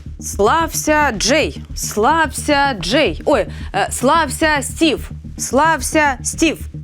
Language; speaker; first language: Ukrainian; native; Ukrainian